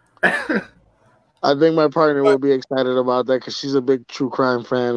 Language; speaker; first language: English; native; English